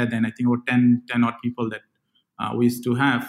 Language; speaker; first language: English; non-native, local second language; Bangla